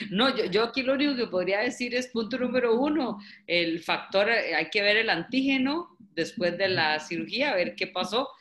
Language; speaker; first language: Spanish; native; Spanish